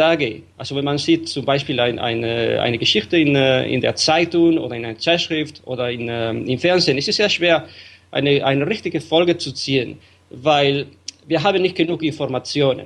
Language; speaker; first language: German; non-native, fluent; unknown